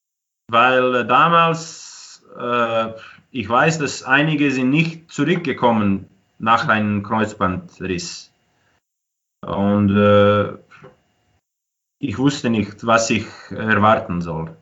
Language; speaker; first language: German; non-native, fluent; Croatian